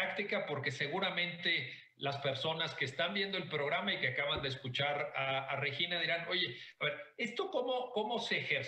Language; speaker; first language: Spanish; native; Spanish